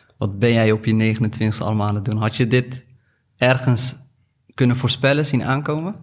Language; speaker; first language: Dutch; early bilingual, other home language; Arabic